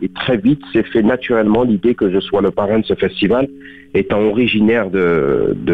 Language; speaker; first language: French; native; French